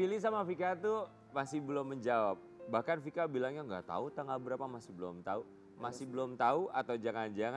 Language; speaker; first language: Indonesian; native; Indonesian